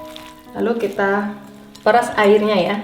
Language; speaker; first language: Indonesian; native; Indonesian